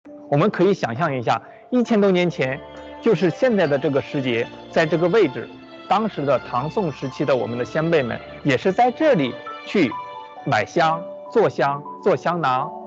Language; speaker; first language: Chinese; native; Chinese